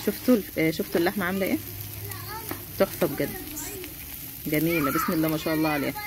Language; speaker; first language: Arabic; native; Arabic